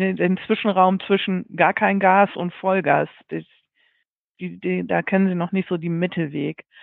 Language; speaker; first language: German; native; German